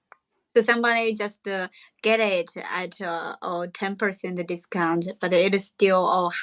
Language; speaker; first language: English; non-native, learner; Chinese